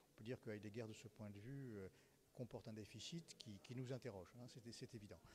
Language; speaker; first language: French; native; French